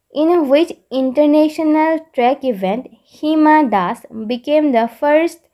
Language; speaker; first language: English; non-native, local second language; Assamese